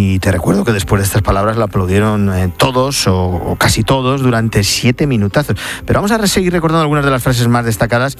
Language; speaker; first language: Spanish; native; Spanish